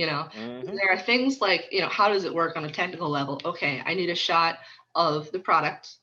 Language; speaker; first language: English; native; English